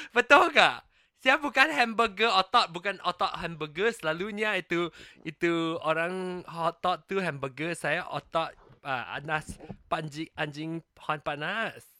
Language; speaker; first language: Malay; non-native, local second language; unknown